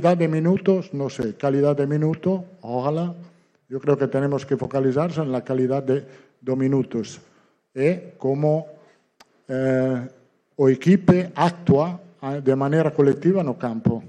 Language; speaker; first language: Portuguese; non-native, learner; Italian